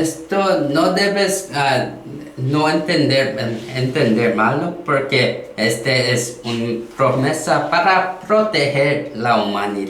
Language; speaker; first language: Spanish; non-native, learner; Korean